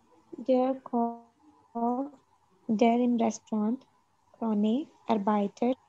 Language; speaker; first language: German; non-native, learner; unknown